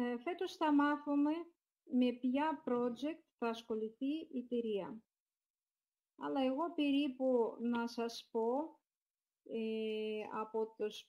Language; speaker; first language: Greek; non-native, fluent; Russian